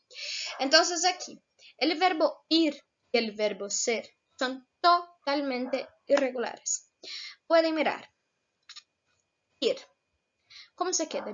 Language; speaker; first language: Spanish; non-native, fluent; Portuguese